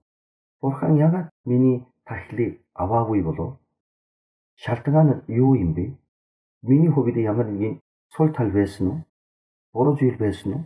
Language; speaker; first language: Mongolian; non-native, fluent; Korean